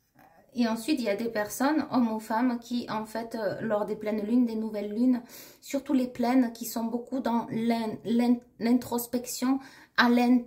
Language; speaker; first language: French; native; French